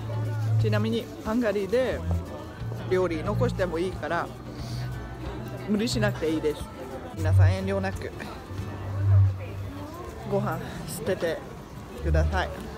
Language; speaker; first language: Japanese; non-native, fluent; Hungarian